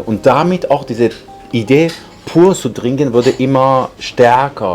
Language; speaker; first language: German; non-native, fluent; Persian